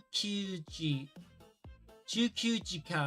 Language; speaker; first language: Japanese; non-native, learner; English